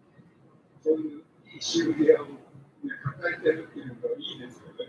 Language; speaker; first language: Japanese; native; Japanese